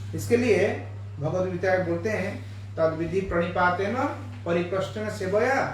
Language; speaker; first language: Hindi; non-native, local second language; Bangla